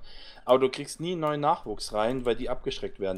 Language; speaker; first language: German; native; German